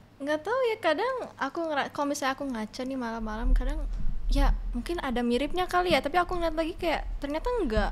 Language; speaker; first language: Indonesian; non-native, local second language; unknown